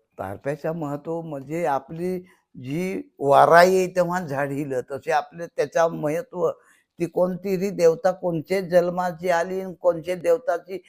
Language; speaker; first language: Marathi; non-native, local second language; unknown